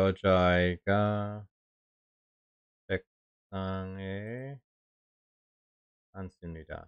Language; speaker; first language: Korean; non-native, learner; English